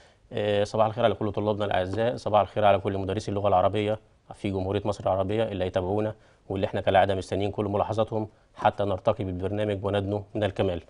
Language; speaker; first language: Arabic; native; Arabic